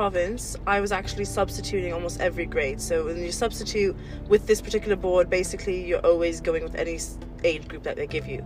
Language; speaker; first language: English; native; English